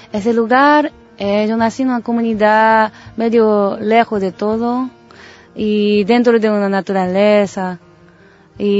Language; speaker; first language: Spanish; non-native, learner; Japanese